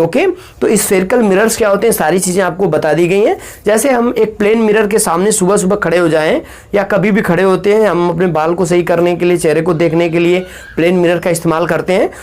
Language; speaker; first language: Hindi; native; Hindi